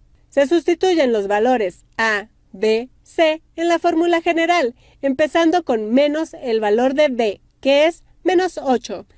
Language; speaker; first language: Spanish; native; Spanish